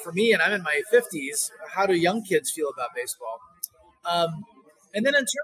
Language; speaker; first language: English; native; English